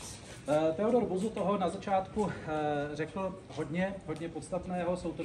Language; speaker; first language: Czech; native; Czech